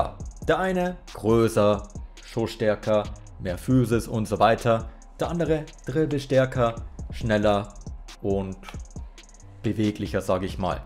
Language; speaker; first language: German; native; German